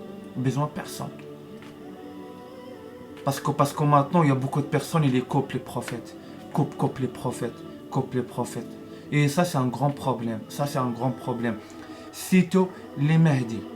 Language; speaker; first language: French; non-native, learner; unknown